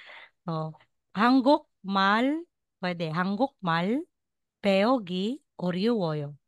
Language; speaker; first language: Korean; non-native, fluent; Filipino